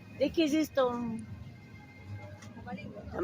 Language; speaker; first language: Spanish; native; Spanish